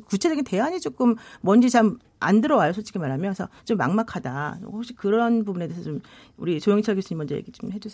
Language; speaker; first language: Korean; native; Korean